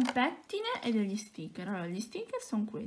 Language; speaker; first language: Italian; native; Italian